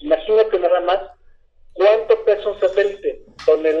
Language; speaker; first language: Spanish; native; Spanish